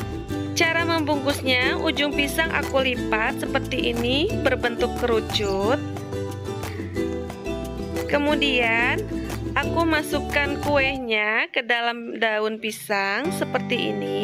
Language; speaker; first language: Indonesian; native; Indonesian